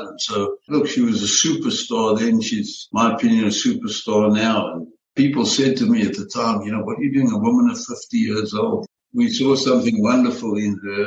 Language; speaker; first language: English; native; English